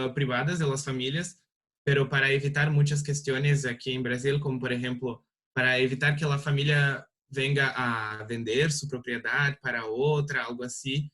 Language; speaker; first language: Spanish; non-native, learner; Portuguese